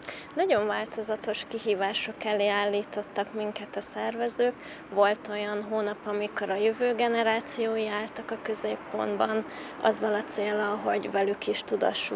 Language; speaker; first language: Hungarian; native; Hungarian